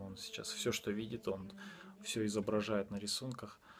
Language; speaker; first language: Russian; native; Russian